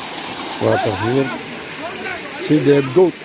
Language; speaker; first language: English; non-native, learner; Filipino